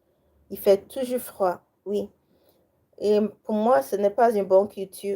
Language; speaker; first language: French; non-native, learner; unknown